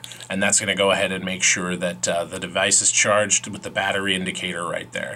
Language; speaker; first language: English; native; English